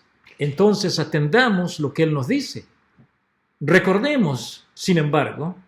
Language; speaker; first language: Spanish; native; Spanish